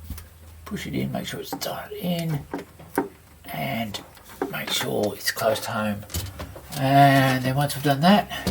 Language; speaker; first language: English; native; English